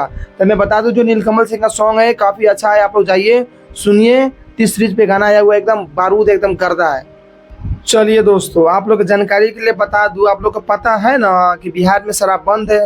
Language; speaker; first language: Hindi; native; Hindi